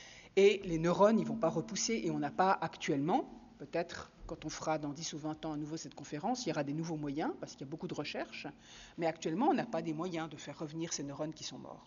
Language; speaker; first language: French; native; French